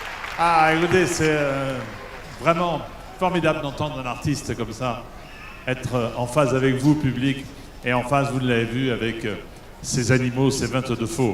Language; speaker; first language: French; native; French